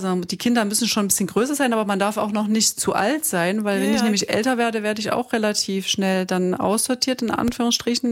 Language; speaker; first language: German; native; German